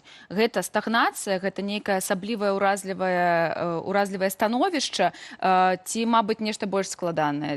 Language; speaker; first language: Belarusian; native; Belarusian